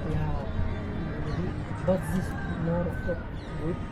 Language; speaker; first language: English; non-native, learner; Arabic